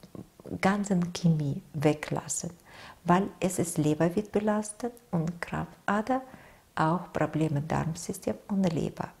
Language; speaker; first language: German; non-native, fluent; Russian